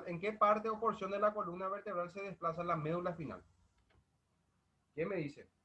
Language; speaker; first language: Spanish; native; Spanish